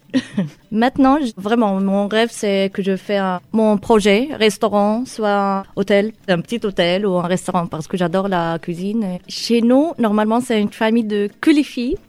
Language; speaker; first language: French; non-native, local second language; Arabic